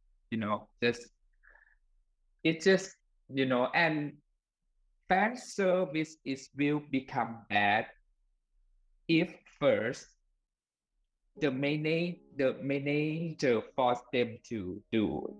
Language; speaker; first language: English; non-native, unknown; Thai